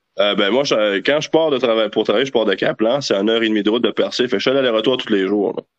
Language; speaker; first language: French; native; French